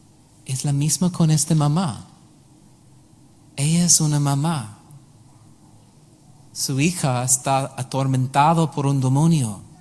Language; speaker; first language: Spanish; non-native, learner; English